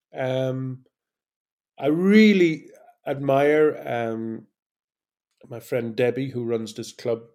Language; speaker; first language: English; native; English